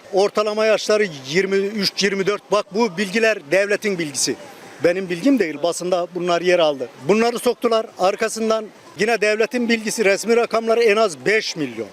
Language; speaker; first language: Turkish; native; Turkish